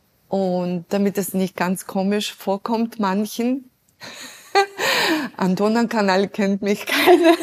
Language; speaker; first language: German; non-native, fluent; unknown